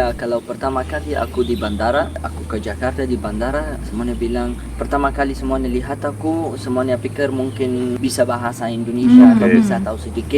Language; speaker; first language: Indonesian; non-native, learner; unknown